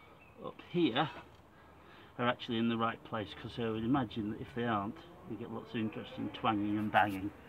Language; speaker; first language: English; native; English